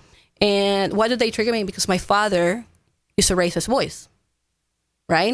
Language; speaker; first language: English; non-native, fluent; Spanish